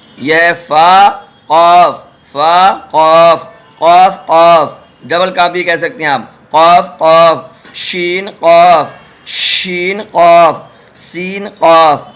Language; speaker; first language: Urdu; native; Urdu